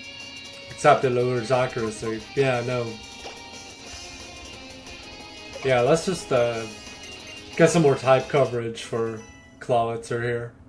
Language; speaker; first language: English; native; English